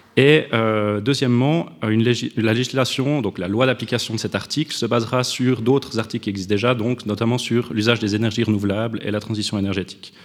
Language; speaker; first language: French; native; French